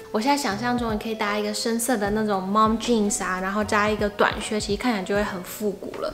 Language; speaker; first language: Chinese; native; Chinese